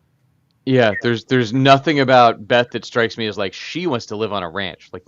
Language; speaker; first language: English; native; English